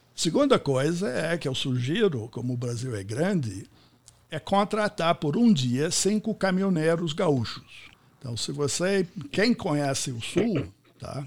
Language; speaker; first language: Portuguese; non-native, fluent; English